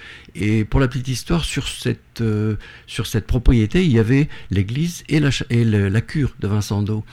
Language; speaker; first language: French; native; French